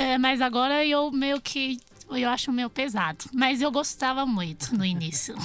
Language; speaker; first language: Portuguese; non-native, fluent; Chinese